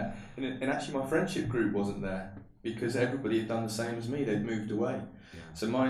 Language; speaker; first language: English; native; English